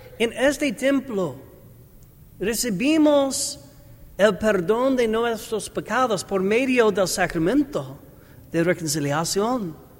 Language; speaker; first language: Spanish; non-native, learner; English